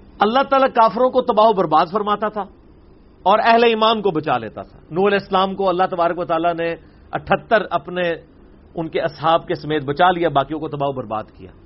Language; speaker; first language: Urdu; non-native, local second language; Punjabi